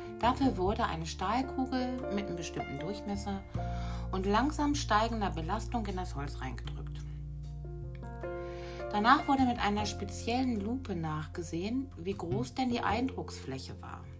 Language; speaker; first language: German; native; German